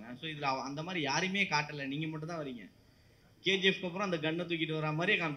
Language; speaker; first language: Tamil; native; Tamil